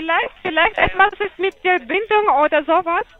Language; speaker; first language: German; non-native, learner; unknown